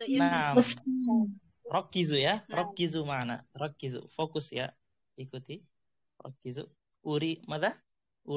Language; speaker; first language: Arabic; non-native, fluent; Indonesian